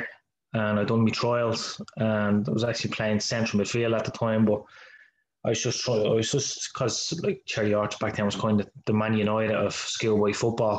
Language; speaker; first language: English; native; English